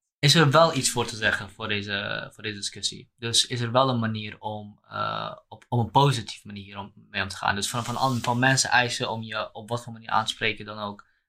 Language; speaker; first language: Dutch; native; Dutch